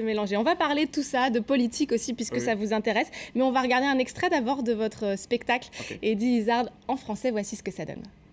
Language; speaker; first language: French; native; French